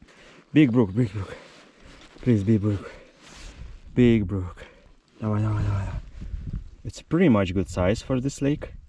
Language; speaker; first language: English; non-native, learner; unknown